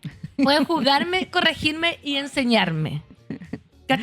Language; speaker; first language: Spanish; native; Spanish